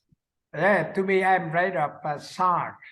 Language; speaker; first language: English; non-native, learner; Vietnamese